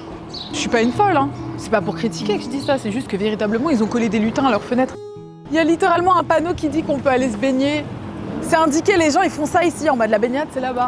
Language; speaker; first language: French; native; French